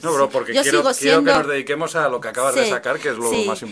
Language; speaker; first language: Spanish; native; Spanish